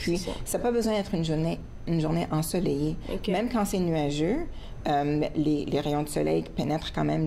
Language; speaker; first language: French; native; French